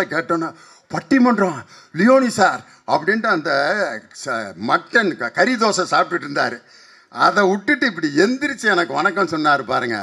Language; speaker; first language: Tamil; native; Tamil